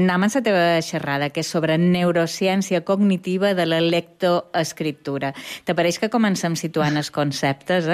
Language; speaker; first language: Catalan; native; Catalan